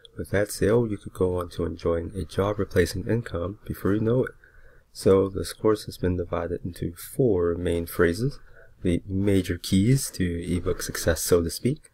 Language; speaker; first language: English; native; English